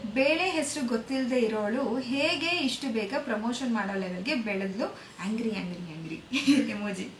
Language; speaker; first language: Kannada; non-native, local second language; Malayalam